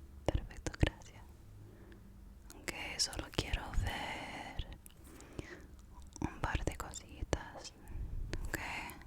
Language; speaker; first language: Spanish; non-native, learner; English